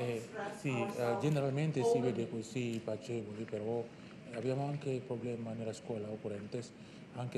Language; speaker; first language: Italian; non-native, learner; Indonesian